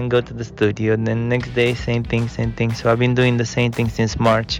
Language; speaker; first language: English; non-native, fluent; Romanian